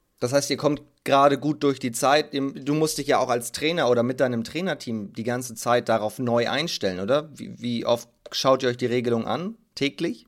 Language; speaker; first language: German; native; German